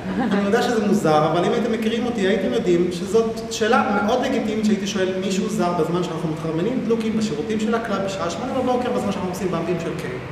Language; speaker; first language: Hebrew; non-native, local second language; Arabic